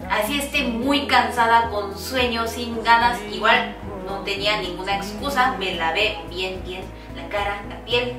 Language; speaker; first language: Spanish; non-native, fluent; Korean